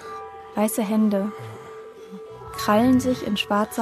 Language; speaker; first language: German; native; German